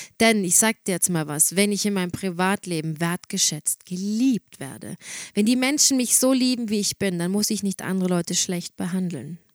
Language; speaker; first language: German; native; German